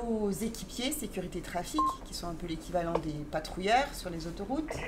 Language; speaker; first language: French; native; French